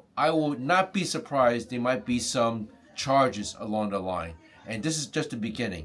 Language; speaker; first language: English; non-native, fluent; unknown